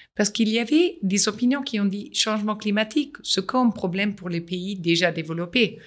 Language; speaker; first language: French; non-native, fluent; German